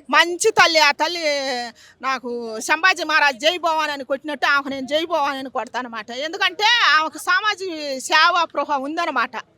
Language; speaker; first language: Telugu; native; Telugu